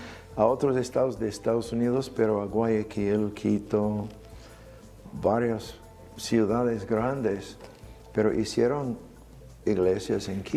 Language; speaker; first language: Spanish; non-native, fluent; English